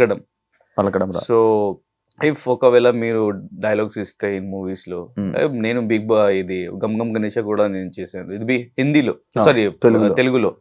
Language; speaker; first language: Telugu; non-native, learner; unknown